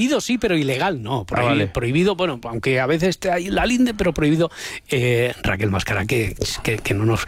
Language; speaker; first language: Spanish; native; Spanish